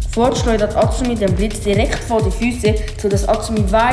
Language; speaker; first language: German; native; German